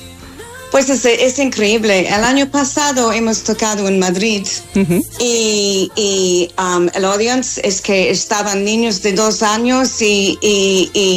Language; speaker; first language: Spanish; non-native, learner; English